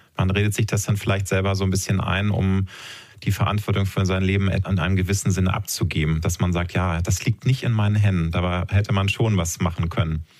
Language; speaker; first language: German; native; German